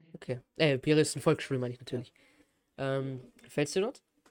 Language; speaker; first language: German; native; German